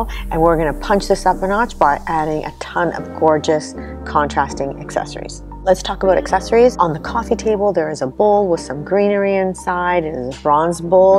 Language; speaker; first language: English; native; English